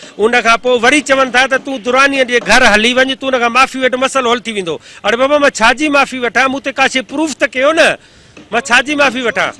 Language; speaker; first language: Sindhi; native; Sindhi